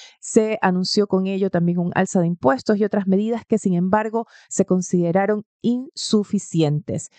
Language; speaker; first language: Spanish; native; Spanish